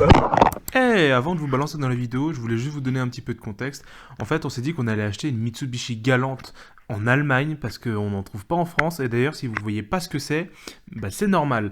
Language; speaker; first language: French; native; French